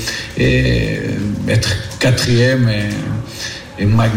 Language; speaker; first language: French; non-native, fluent; Portuguese